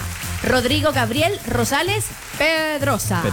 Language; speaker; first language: Spanish; native; Spanish